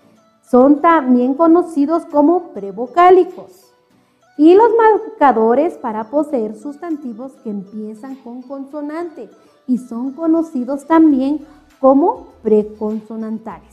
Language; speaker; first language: Spanish; non-native, local second language; Kʼicheʼ